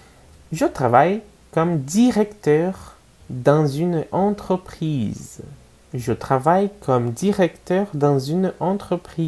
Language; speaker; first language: French; non-native, fluent; Portuguese